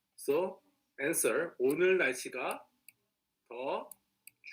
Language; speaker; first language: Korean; non-native, fluent; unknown